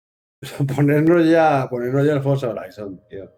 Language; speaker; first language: Spanish; native; Spanish